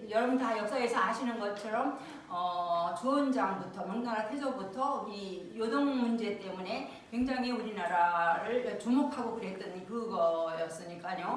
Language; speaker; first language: Korean; native; Korean